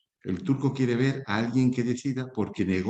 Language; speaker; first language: Spanish; native; Spanish